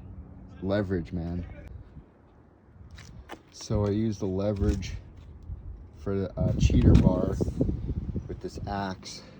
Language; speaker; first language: English; native; English